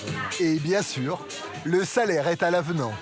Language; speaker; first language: French; native; French